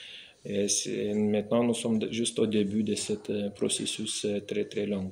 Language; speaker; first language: French; non-native, fluent; Lithuanian